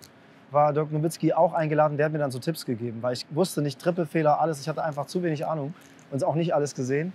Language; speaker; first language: German; native; German